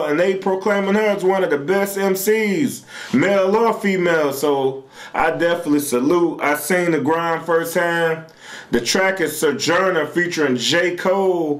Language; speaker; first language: English; native; English